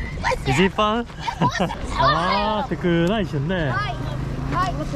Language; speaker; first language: Korean; native; Korean